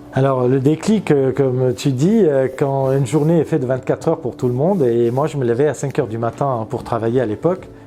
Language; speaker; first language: French; non-native, fluent; Armenian